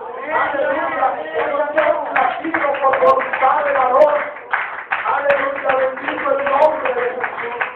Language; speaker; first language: Spanish; native; Spanish